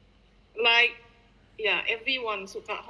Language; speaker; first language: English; non-native, fluent; Indonesian